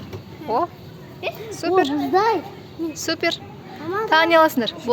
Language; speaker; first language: Kazakh; native; Kazakh